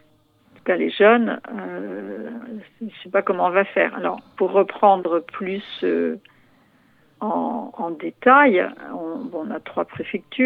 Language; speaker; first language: French; native; French